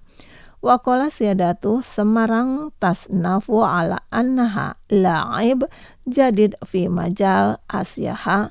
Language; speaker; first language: Arabic; non-native, fluent; Indonesian